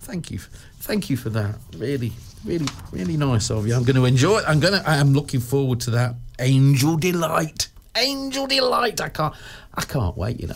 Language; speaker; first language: English; native; English